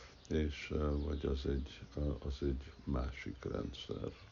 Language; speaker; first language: Hungarian; early bilingual, heritage; Hungarian